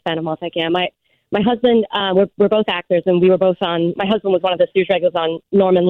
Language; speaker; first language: English; native; English